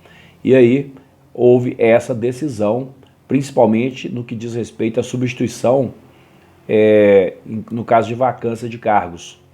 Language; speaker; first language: Portuguese; native; Portuguese